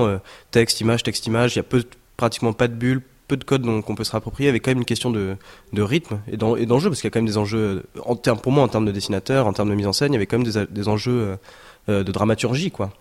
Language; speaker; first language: French; native; French